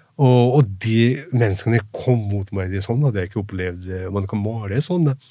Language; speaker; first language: Norwegian; non-native, fluent; Punjabi